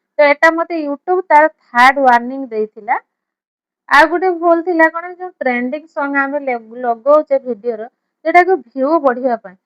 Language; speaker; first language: Odia; native; Odia